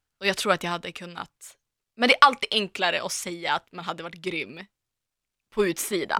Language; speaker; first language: Swedish; native; Swedish